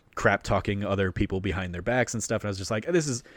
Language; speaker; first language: English; native; English